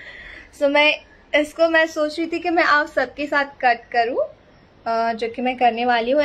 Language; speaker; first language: Hindi; native; Hindi